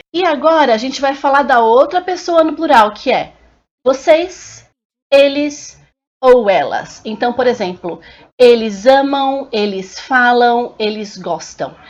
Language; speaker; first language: Portuguese; native; Portuguese